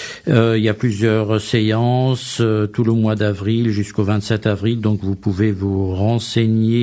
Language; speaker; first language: French; native; French